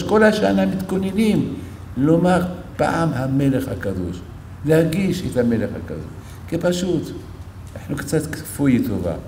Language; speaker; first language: Hebrew; non-native, fluent; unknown